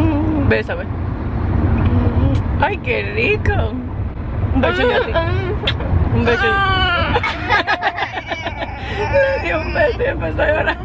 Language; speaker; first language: Spanish; native; Spanish